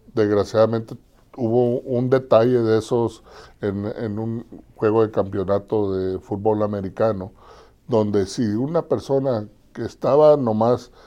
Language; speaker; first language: Spanish; native; Spanish